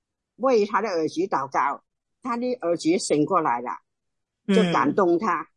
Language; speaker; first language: Chinese; non-native, local second language; Cantonese